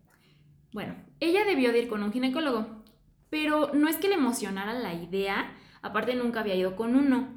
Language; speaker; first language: Spanish; native; Spanish